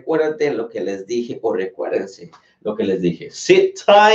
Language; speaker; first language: Spanish; native; Spanish